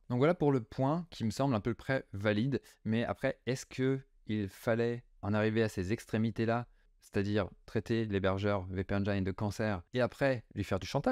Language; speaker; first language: French; native; French